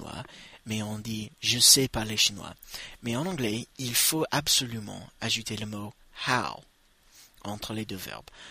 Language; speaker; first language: French; non-native, fluent; English